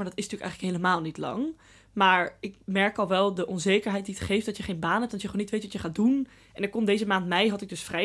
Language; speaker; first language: Dutch; native; Dutch